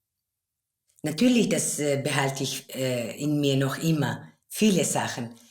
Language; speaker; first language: German; non-native, fluent; Kurdish